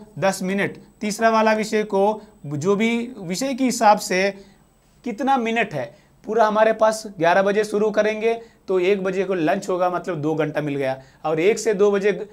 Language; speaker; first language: Hindi; non-native, local second language; Telugu